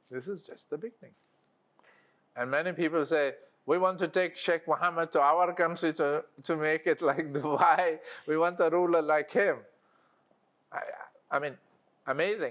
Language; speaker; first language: English; non-native, local second language; Arabic